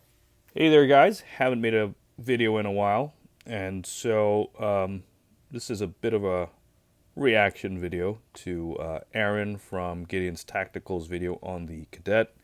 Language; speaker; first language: English; native; English